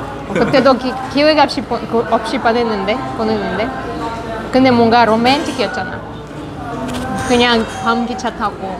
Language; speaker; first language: Korean; non-native, fluent; Russian